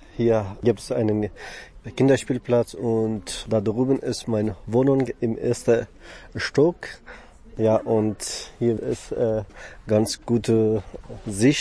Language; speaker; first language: German; non-native, learner; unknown